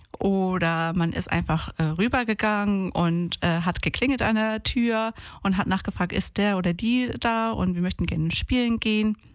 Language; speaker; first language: German; early bilingual, other home language; Portuguese